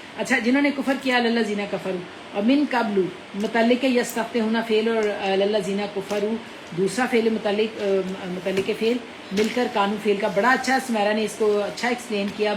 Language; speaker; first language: Urdu; non-native, local second language; Punjabi